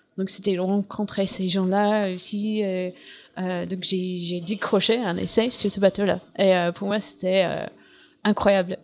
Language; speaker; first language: French; non-native, fluent; English